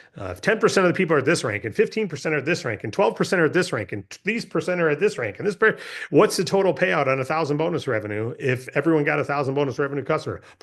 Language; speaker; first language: English; native; English